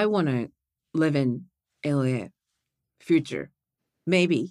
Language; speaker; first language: English; non-native, learner; Japanese